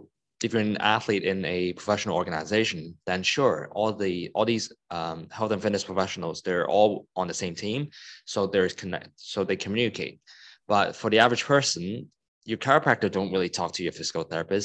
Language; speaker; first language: English; non-native, local second language; Cantonese